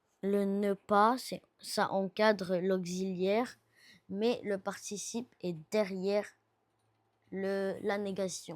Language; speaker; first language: French; non-native, learner; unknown